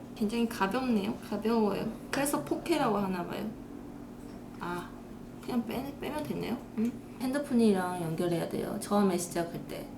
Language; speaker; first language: Korean; non-native, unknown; Chinese